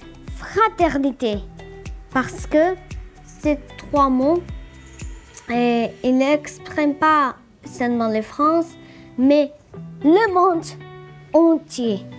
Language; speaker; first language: French; non-native, learner; Greek